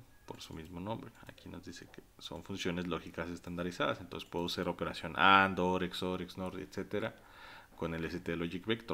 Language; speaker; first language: Spanish; native; Spanish